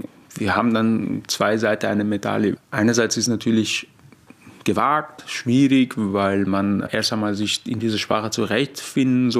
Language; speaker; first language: German; non-native, fluent; Persian